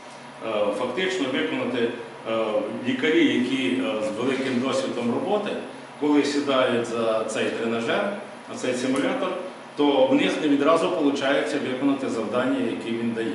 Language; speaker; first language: Ukrainian; native; Ukrainian